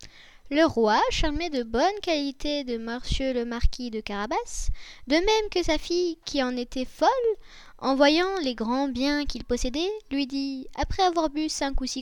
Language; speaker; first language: French; native; French